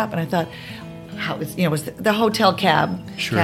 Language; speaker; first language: English; native; English